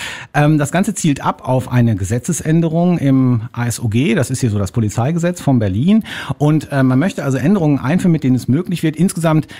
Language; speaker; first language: German; native; German